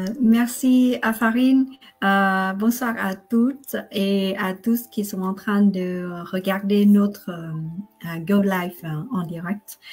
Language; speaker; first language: French; non-native, fluent; Vietnamese